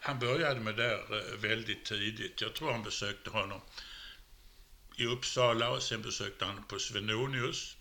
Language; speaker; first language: Swedish; native; Swedish